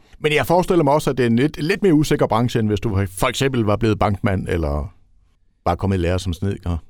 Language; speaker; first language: Danish; native; Danish